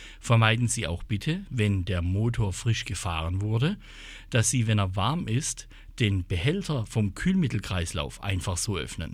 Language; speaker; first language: German; native; German